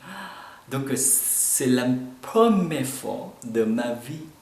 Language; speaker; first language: French; non-native, fluent; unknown